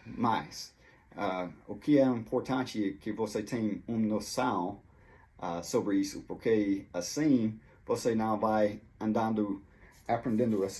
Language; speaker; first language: Portuguese; non-native, fluent; English